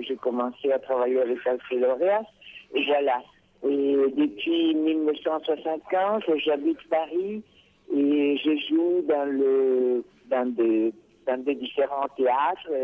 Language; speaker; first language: French; non-native, fluent; Spanish